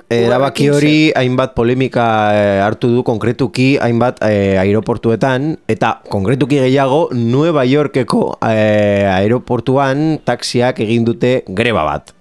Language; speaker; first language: Basque; non-native, local second language; Spanish